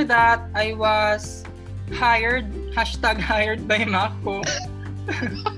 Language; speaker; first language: English; non-native, local second language; Cebuano